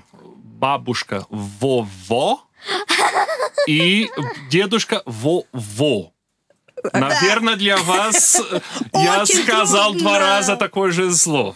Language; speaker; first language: Russian; non-native, learner; Portuguese